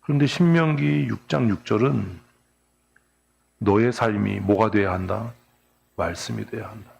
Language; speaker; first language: Korean; native; Korean